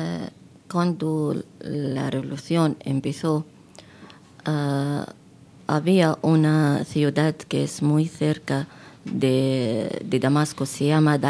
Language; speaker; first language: Spanish; non-native, fluent; Arabic